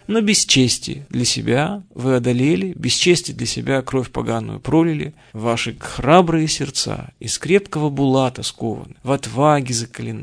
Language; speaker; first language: Russian; native; Russian